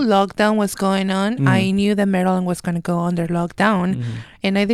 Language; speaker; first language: English; non-native, fluent; Spanish